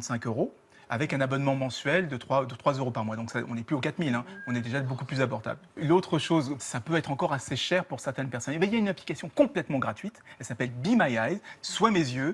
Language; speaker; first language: French; native; French